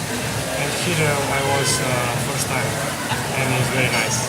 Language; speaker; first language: English; non-native, learner; Slovenian